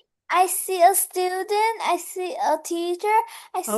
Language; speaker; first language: English; non-native, learner; Vietnamese